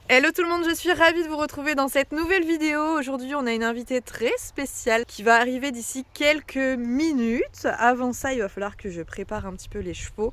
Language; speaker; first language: French; native; French